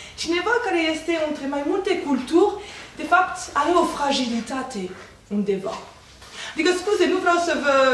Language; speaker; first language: Romanian; non-native, fluent; French